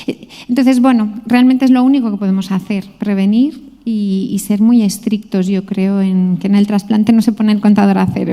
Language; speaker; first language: Spanish; native; Spanish